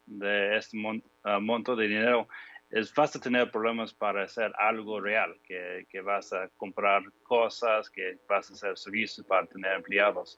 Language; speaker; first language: Spanish; non-native, fluent; English